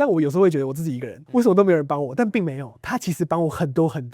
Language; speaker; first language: Chinese; native; Chinese